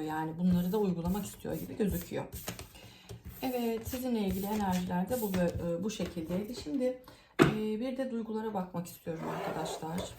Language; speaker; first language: Turkish; native; Turkish